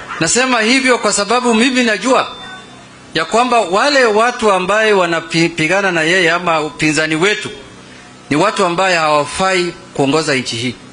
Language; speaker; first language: Swahili; non-native, local second language; Somali